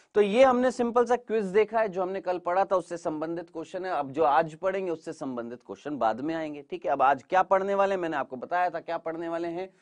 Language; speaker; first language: Hindi; native; Hindi